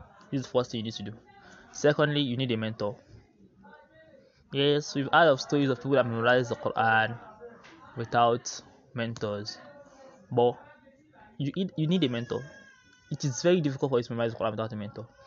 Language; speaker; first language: English; non-native, local second language; Yoruba